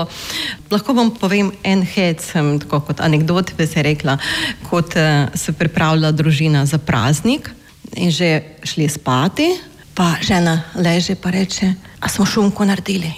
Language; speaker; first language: Slovenian; non-native, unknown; Ukrainian